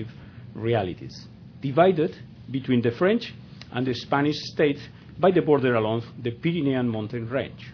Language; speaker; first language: English; non-native, fluent; Spanish